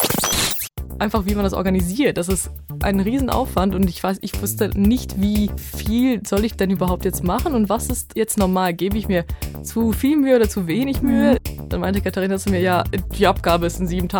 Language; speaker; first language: German; non-native, fluent; Bosnian